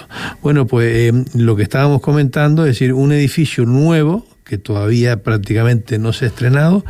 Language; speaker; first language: Spanish; native; Spanish